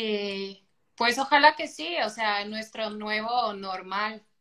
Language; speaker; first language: Spanish; non-native, fluent; Portuguese